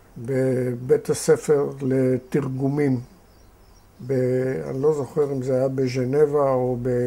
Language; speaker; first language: Hebrew; native; Hebrew